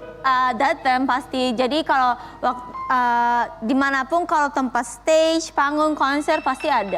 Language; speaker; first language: Indonesian; non-native, fluent; Japanese